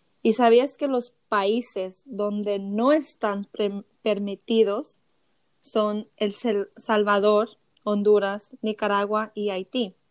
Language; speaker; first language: Spanish; early bilingual, heritage; Spanish